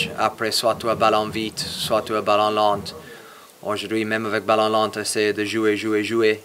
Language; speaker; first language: French; non-native, fluent; English